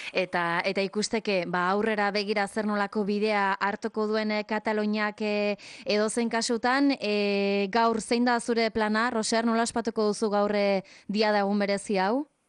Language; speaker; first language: Basque; native; Basque